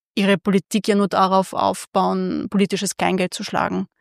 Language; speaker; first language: German; early bilingual, other home language; Hungarian